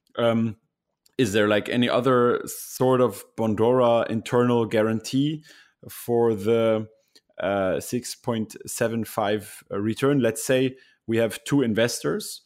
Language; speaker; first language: English; non-native, fluent; German